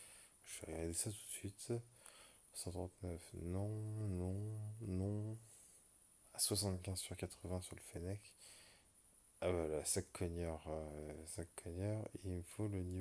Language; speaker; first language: French; native; French